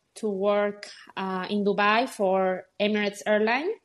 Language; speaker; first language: English; non-native, fluent; Spanish